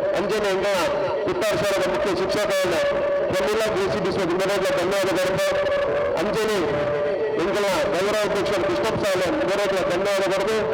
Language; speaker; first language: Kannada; non-native, local second language; Tulu